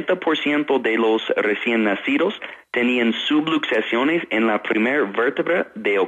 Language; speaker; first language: Spanish; non-native, fluent; English